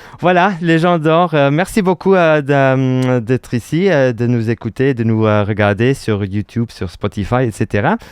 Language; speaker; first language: French; non-native, local second language; Luxembourgish